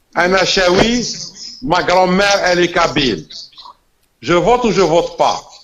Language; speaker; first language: French; non-native, local second language; Arabic